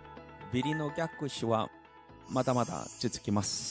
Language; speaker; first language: Japanese; non-native, learner; Korean